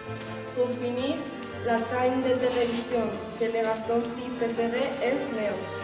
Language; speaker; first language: French; non-native, learner; Spanish